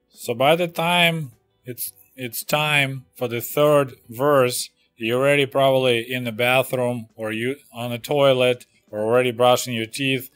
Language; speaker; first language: English; non-native, fluent; Russian